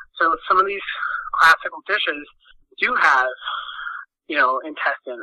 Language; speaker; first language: English; native; English